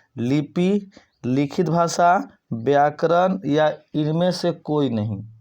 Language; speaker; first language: Hindi; native; Hindi